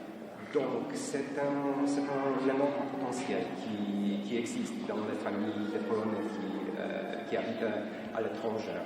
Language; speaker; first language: French; non-native, fluent; Polish